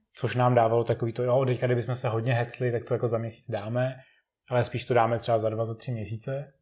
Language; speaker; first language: Czech; native; Czech